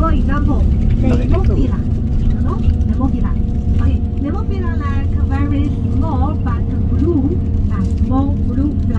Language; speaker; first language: English; non-native, learner; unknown